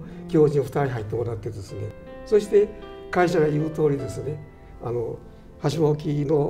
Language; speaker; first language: Japanese; native; Japanese